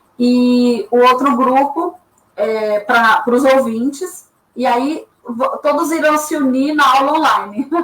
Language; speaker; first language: Portuguese; native; Portuguese